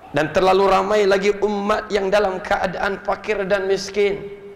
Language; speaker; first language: Malay; native; Malay